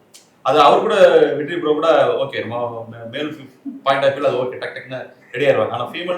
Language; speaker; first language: Tamil; native; Tamil